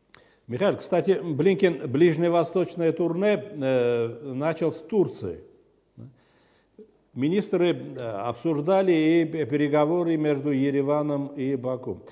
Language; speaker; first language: Russian; non-native, fluent; Armenian